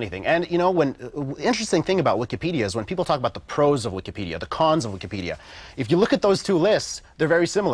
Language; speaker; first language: English; native; English